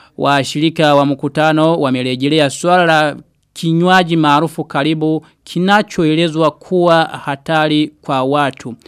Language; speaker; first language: Swahili; non-native, local second language; Rundi